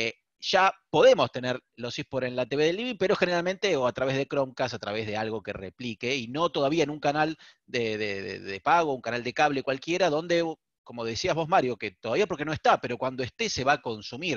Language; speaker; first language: Spanish; native; Spanish